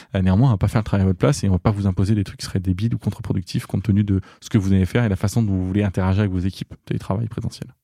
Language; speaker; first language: French; native; French